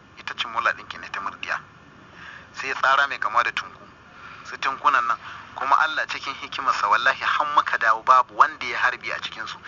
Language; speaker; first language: Hausa; native; Hausa